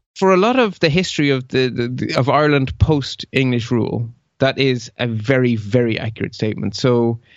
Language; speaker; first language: English; native; English